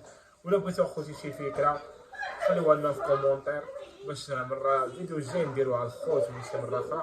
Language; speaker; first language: Arabic; native; Arabic